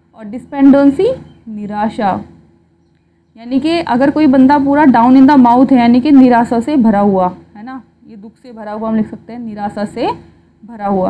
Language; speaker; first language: Hindi; native; Hindi